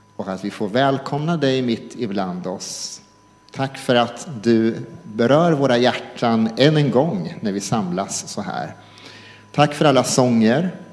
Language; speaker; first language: Swedish; native; Swedish